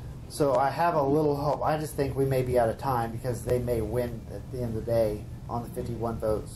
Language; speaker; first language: English; native; English